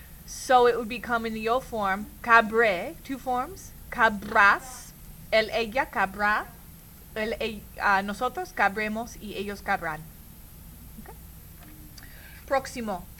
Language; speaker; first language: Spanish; non-native, fluent; English